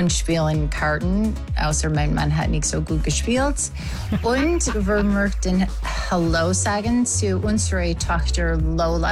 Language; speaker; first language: German; non-native, learner; English